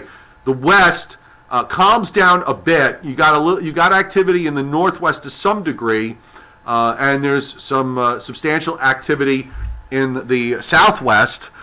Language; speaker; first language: English; native; English